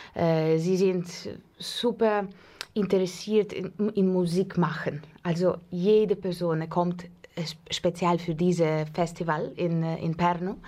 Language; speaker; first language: German; non-native, learner; Russian